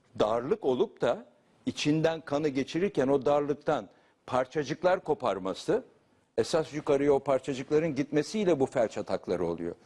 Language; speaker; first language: Turkish; native; Turkish